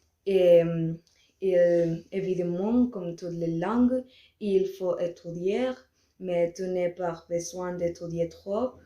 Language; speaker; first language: French; non-native, learner; Spanish